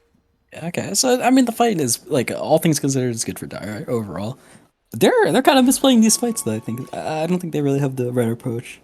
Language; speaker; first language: English; native; English